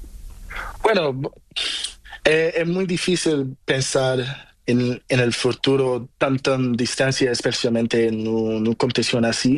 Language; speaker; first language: Spanish; non-native, learner; Portuguese